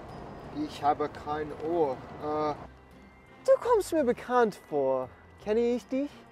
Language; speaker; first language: German; non-native, learner; English